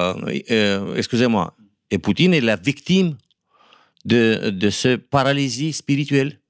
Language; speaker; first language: French; non-native, fluent; Romanian